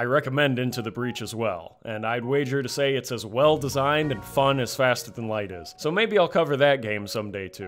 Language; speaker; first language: English; native; English